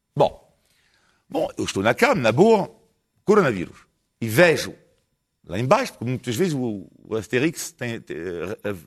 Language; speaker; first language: Portuguese; non-native, fluent; French